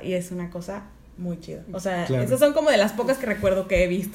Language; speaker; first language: Spanish; native; Spanish